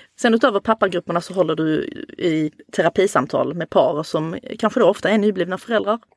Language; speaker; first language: Swedish; native; Swedish